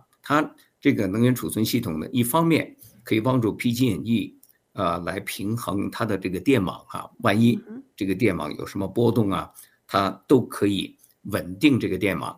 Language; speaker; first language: Chinese; native; Chinese